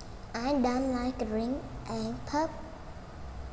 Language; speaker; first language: English; non-native, learner; Vietnamese